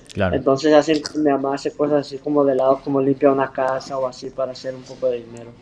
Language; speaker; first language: Spanish; early bilingual, heritage; Spanish